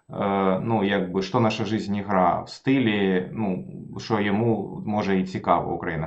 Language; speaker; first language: Ukrainian; non-native, local second language; Russian